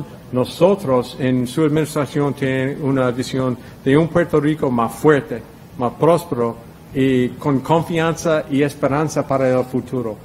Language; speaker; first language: Spanish; non-native, fluent; English